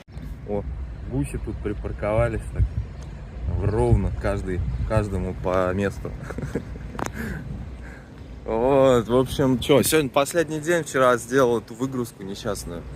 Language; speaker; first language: Russian; native; Russian